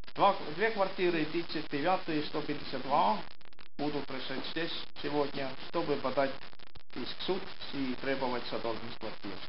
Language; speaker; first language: Russian; non-native, local second language; Estonian